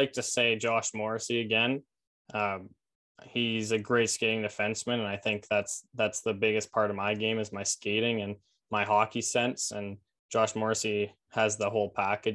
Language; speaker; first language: English; native; English